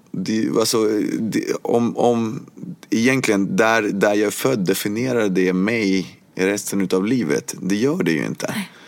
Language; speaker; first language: Swedish; early bilingual, other home language; Spanish